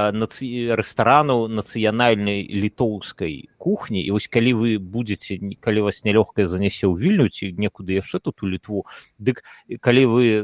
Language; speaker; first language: Belarusian; native; Belarusian